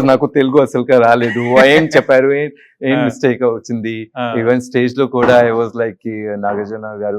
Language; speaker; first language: Telugu; non-native, local second language; Hindi